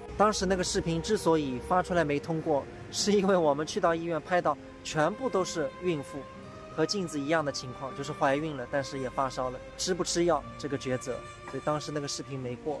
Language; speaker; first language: Chinese; non-native, local second language; Wu Chinese